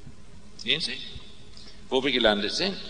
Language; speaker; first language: German; non-native, fluent; English